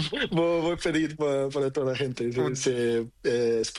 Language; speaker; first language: Spanish; non-native, learner; Portuguese